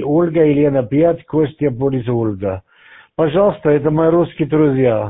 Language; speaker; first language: Russian; non-native, learner; German